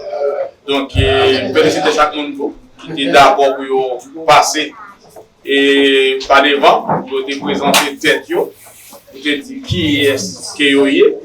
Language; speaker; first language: French; non-native, learner; Haitian Creole